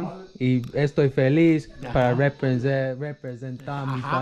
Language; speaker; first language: Spanish; non-native, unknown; English